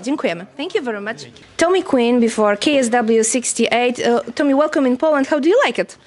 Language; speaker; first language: English; non-native, fluent; Polish